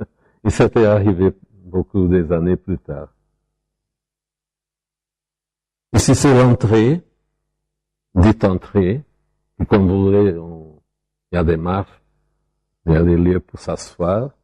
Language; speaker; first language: French; non-native, fluent; Portuguese